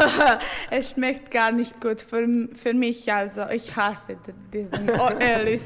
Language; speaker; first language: German; non-native, learner; Romanian